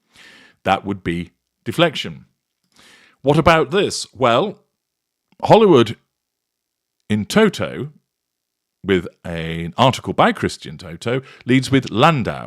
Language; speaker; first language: English; native; English